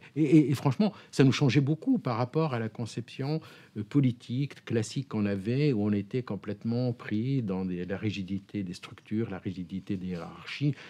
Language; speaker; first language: French; non-native, local second language; Arabic